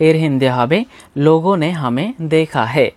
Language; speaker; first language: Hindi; non-native, fluent; Bangla